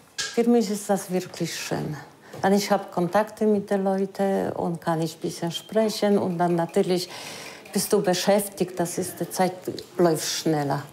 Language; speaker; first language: German; non-native, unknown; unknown